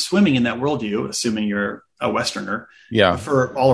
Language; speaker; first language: English; native; English